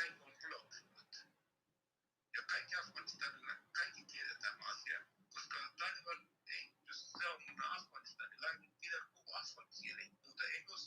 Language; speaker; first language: Finnish; non-native, learner; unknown